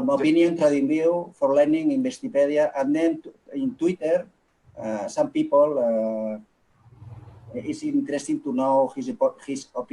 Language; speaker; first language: English; non-native, local second language; Catalan